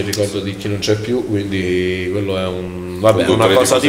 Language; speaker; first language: Italian; native; Italian